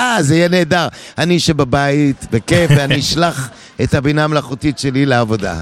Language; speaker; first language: Hebrew; native; Hebrew